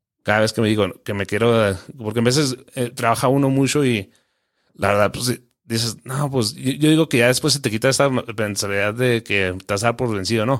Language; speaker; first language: Spanish; early bilingual, heritage; Spanish